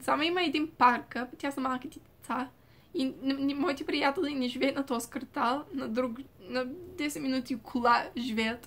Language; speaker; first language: Bulgarian; early bilingual, heritage; Bulgarian